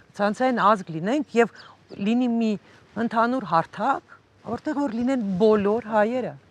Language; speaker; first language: Armenian; native; Armenian